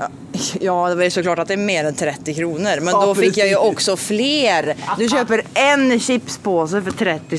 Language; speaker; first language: Swedish; native; Swedish